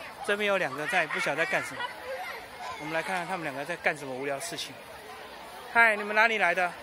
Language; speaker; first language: Chinese; native; Chinese